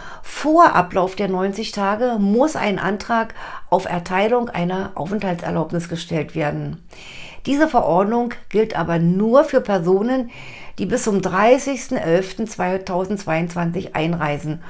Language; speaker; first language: German; native; German